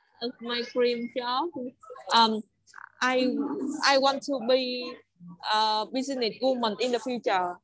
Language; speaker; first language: English; non-native, learner; Vietnamese